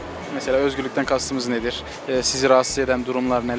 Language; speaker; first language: Turkish; native; Turkish